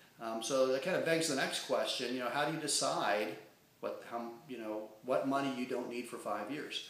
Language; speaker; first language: English; native; English